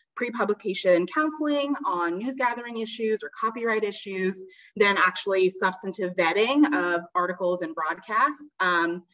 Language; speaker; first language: English; native; English